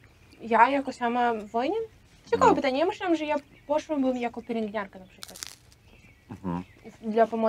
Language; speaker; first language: Polish; non-native, fluent; Russian